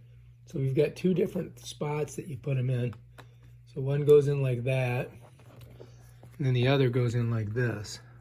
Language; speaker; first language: English; native; English